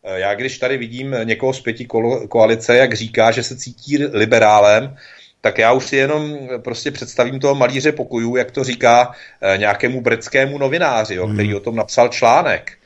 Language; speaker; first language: Czech; native; Czech